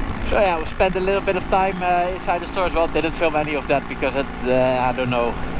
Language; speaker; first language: English; non-native, fluent; Dutch